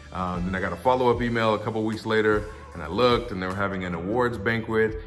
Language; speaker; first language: English; native; English